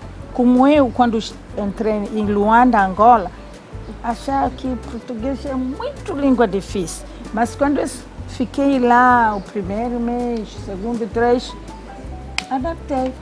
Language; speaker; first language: Portuguese; non-native, fluent; Swahili